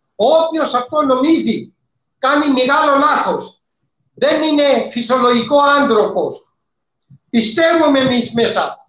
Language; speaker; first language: Greek; non-native, fluent; Urdu